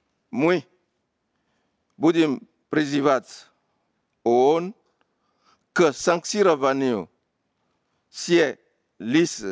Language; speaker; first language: Russian; non-native, fluent; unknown